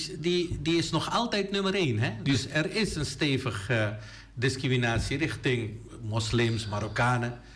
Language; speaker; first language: Dutch; native; Dutch